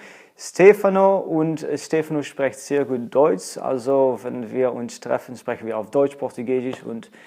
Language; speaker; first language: German; non-native, learner; Dutch